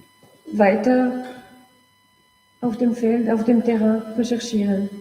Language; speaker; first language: German; non-native, local second language; French